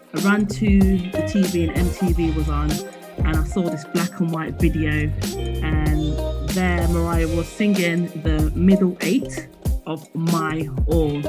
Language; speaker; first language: English; native; English